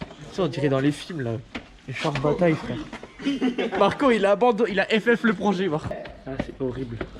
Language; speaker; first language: French; native; French